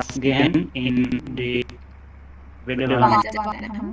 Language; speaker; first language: German; non-native, learner; Bangla